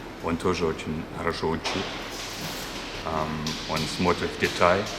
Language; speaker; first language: Russian; non-native, learner; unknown